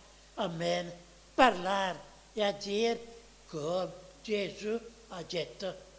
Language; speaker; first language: Italian; non-native, fluent; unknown